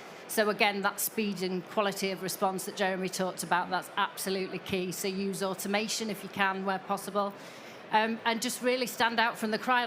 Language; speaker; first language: English; native; English